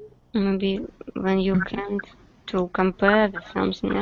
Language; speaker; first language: English; non-native, learner; Russian